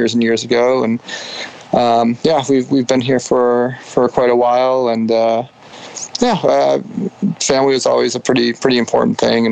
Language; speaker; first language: English; native; English